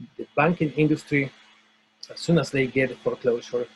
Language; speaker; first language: English; non-native, fluent; Spanish